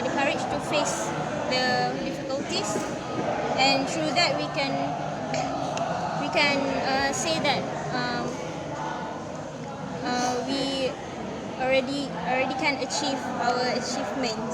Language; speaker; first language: English; non-native, learner; Malay